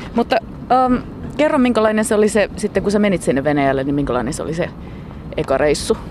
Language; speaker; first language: Finnish; native; Finnish